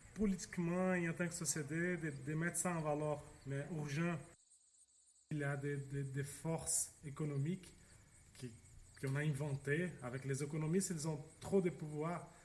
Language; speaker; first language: French; non-native, fluent; Portuguese